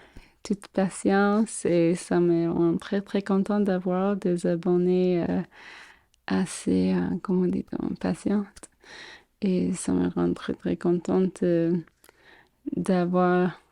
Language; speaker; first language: French; non-native, fluent; English